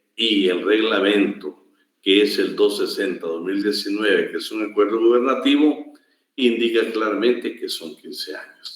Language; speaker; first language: Spanish; native; Spanish